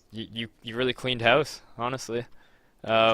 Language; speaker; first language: English; native; English